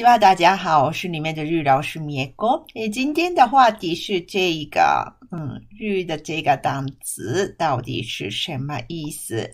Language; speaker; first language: Chinese; non-native, fluent; Japanese